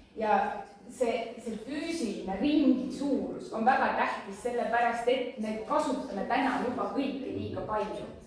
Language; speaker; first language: Estonian; native; Estonian